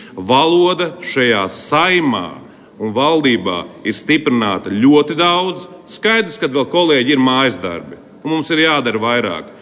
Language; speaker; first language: Latvian; native; Latvian